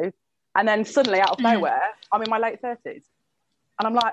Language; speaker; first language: English; native; English